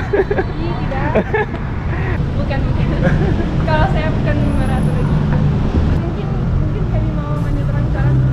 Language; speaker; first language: Indonesian; non-native, fluent; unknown